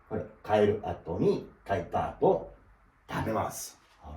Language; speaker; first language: Japanese; non-native, learner; English